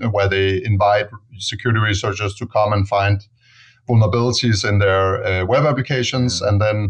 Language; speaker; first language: English; non-native, fluent; Danish